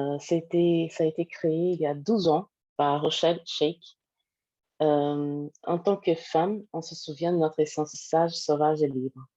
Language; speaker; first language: French; non-native, fluent; Portuguese